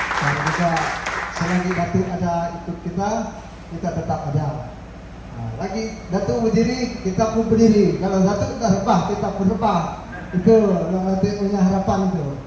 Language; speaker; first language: Malay; non-native, local second language; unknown